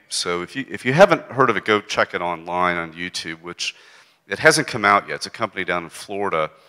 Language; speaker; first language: English; native; English